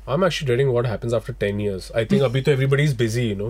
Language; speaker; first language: English; non-native, local second language; Hindi